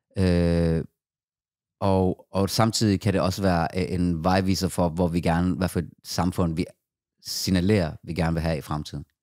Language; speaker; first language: Danish; early bilingual, other home language; Persian